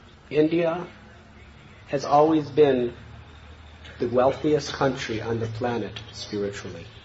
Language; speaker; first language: English; native; English